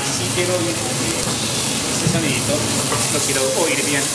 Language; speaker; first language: Spanish; native; Spanish